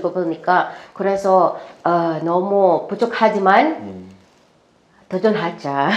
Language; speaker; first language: Korean; non-native, learner; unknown